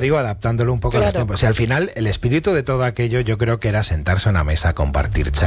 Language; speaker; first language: Spanish; native; Spanish